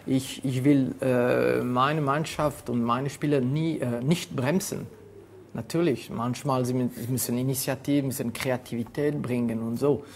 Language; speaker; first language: German; non-native, fluent; French